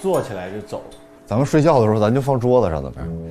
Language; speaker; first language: Chinese; native; Chinese